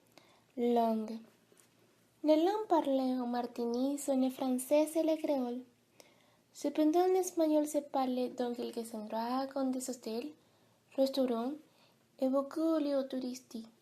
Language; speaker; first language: French; non-native, learner; Spanish